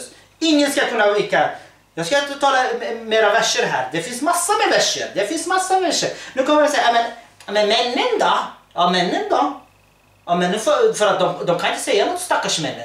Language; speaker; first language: Swedish; early bilingual, other home language; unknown